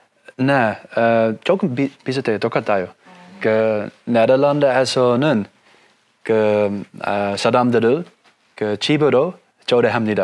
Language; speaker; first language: Korean; non-native, learner; Dutch